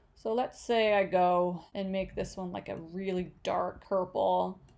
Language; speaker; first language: English; native; English